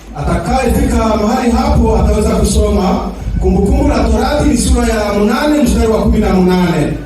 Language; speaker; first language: Swahili; non-native, local second language; Kinyarwanda